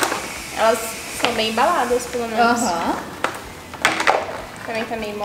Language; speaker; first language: Portuguese; native; Portuguese